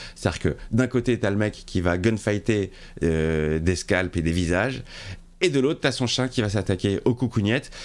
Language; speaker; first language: French; native; French